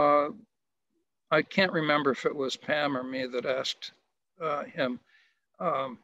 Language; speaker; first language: English; native; English